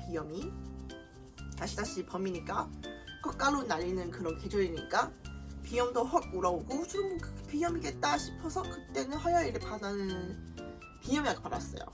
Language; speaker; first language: Korean; non-native, fluent; Chinese